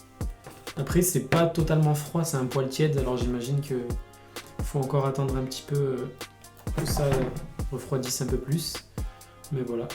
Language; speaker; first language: French; native; French